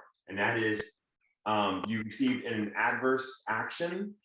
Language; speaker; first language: English; native; English